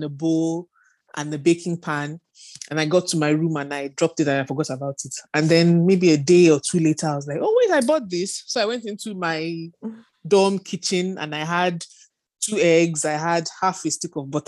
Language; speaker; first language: English; non-native, local second language; Yoruba